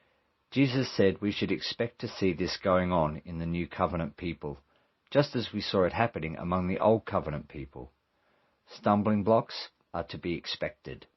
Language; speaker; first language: English; native; English